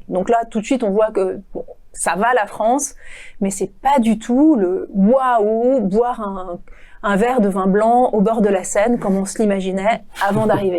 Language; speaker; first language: French; native; French